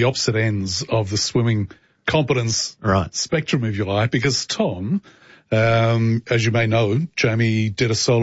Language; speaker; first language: English; native; English